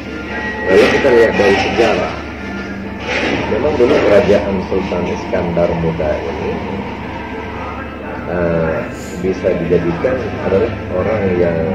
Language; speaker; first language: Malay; non-native, local second language; Achinese